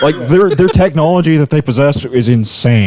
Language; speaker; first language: English; native; English